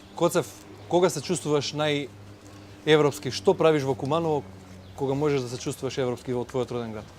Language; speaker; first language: Macedonian; native; Macedonian